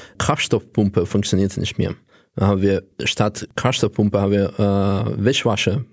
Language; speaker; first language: German; non-native, fluent; Russian